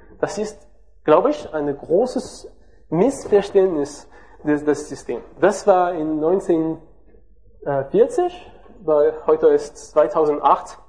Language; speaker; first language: German; non-native, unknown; French